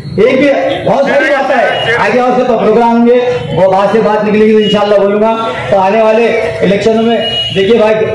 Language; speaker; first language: Hindi; non-native, local second language; Urdu